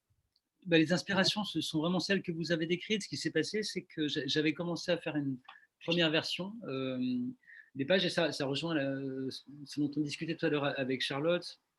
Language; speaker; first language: French; native; French